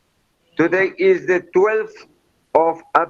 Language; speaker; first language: English; non-native, learner; Spanish